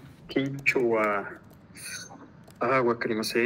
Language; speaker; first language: Japanese; non-native, learner; Spanish